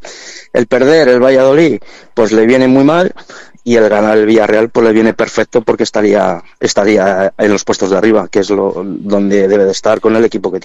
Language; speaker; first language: Spanish; native; Spanish